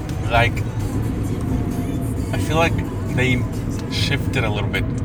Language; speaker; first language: English; early bilingual, other home language; Spanish